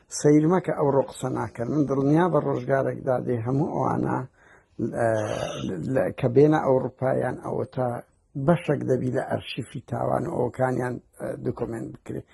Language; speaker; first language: Central Kurdish; native; Central Kurdish